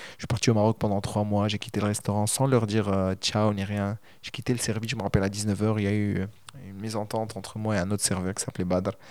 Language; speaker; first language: French; non-native, local second language; Arabic